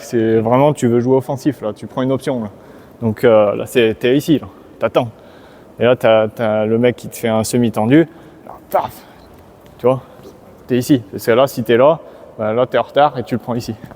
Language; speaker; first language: French; native; French